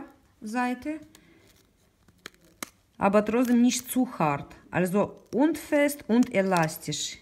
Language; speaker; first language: German; non-native, learner; Russian